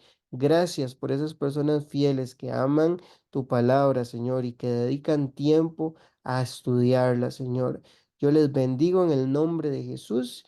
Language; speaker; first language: Spanish; native; Spanish